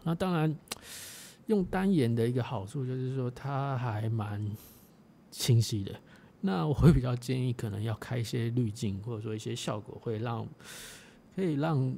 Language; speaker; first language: Chinese; native; Chinese